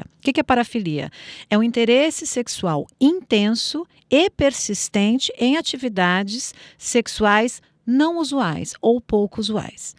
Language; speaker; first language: Portuguese; native; Portuguese